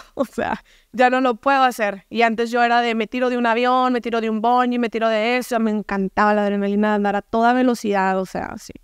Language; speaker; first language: Spanish; native; Spanish